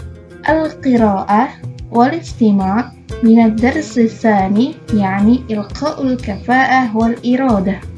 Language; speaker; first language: Arabic; non-native, fluent; Indonesian